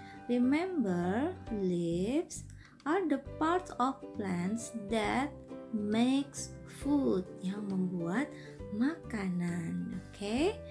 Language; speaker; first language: English; non-native, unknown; Indonesian